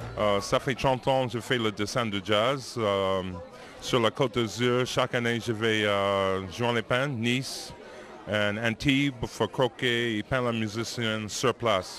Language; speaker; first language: French; non-native, fluent; English